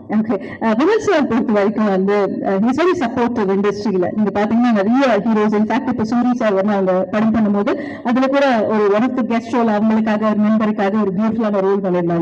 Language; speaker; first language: Tamil; native; Tamil